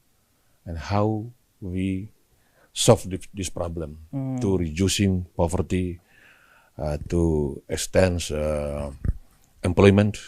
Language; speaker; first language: English; non-native, learner; Indonesian